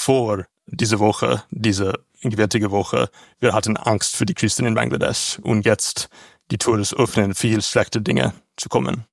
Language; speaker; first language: German; non-native, learner; English